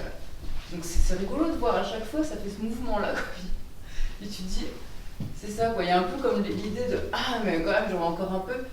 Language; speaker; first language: French; native; French